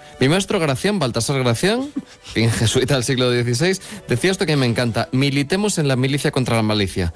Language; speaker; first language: Spanish; native; Spanish